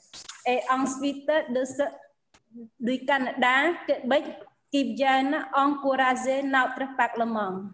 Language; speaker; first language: French; non-native, fluent; Khmer